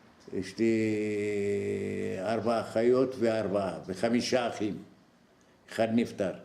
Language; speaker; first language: Hebrew; non-native, fluent; Arabic